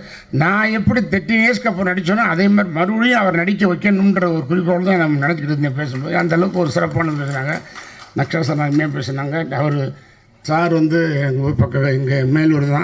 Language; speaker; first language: Tamil; native; Tamil